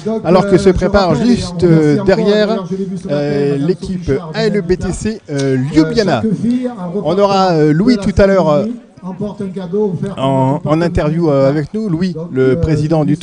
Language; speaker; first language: French; native; French